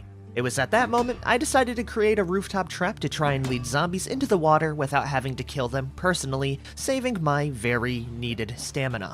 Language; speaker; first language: English; native; English